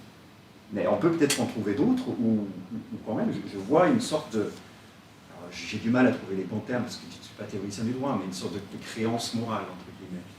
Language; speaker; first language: French; native; French